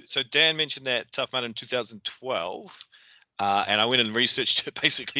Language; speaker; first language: English; native; English